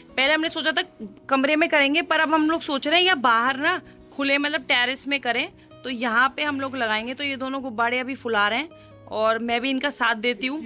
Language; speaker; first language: Hindi; native; Hindi